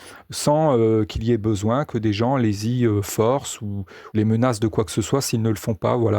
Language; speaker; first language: French; native; French